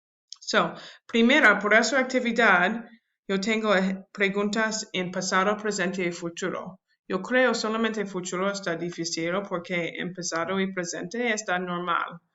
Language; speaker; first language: Spanish; non-native, learner; English